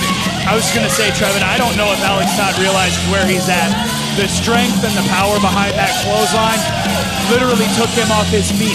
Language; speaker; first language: English; native; English